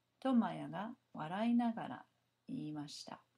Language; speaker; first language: Japanese; non-native, learner; English